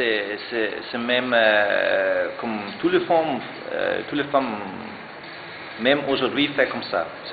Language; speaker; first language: French; non-native, learner; German